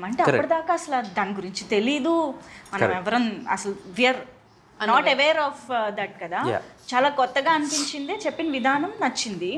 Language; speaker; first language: Telugu; native; Telugu